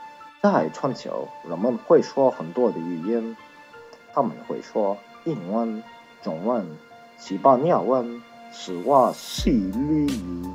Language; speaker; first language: Chinese; non-native, learner; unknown